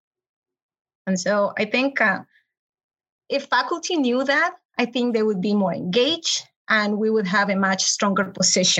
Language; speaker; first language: English; non-native, fluent; Spanish